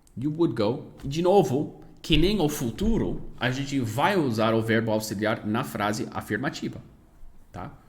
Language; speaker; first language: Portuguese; non-native, fluent; English